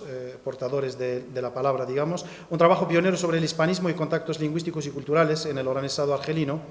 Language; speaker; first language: Spanish; native; Spanish